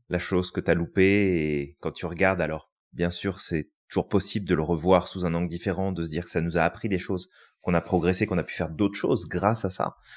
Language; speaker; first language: French; native; French